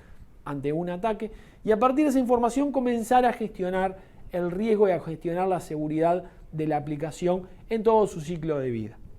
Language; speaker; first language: Spanish; native; Spanish